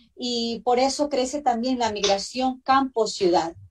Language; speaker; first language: Spanish; native; Spanish